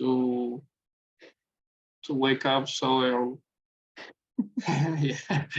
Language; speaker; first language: English; non-native, learner; Spanish